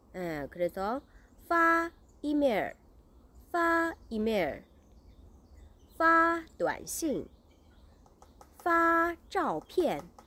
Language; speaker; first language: Korean; non-native, learner; Chinese